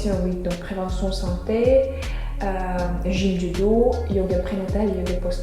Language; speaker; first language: French; non-native, fluent; Russian